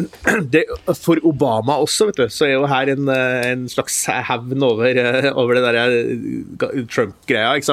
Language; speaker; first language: Norwegian; native; Norwegian